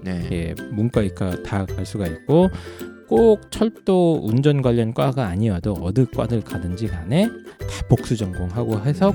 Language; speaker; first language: Korean; native; Korean